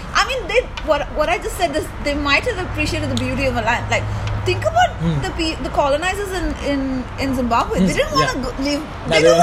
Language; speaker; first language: English; non-native, local second language; Malayalam